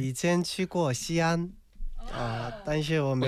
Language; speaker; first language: Chinese; non-native, learner; Korean